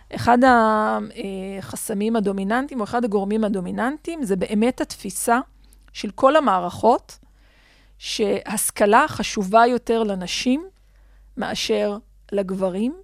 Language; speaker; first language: Hebrew; non-native, local second language; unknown